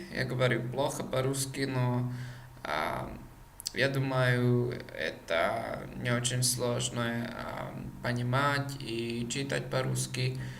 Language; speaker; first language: Russian; non-native, learner; Czech